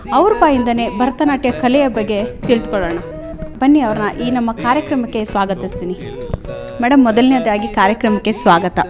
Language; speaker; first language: Kannada; native; Kannada